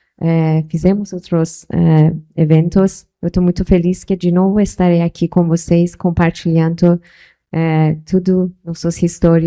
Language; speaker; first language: Portuguese; non-native, local second language; Persian